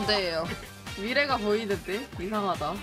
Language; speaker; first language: Korean; native; Korean